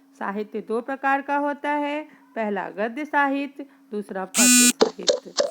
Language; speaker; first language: Hindi; native; Hindi